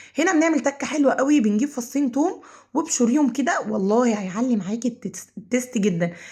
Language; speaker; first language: Egyptian Arabic; native; Egyptian Arabic